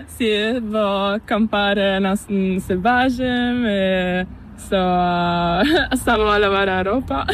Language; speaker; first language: Spanish; non-native, learner; Italian